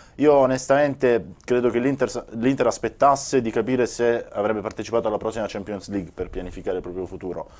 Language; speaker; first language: Italian; native; Italian